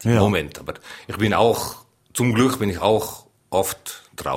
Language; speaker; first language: German; non-native, local second language; French